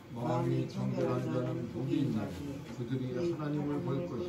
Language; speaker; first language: Korean; native; Korean